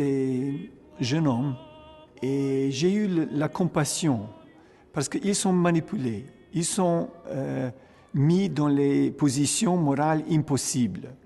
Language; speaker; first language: French; non-native, fluent; Ukrainian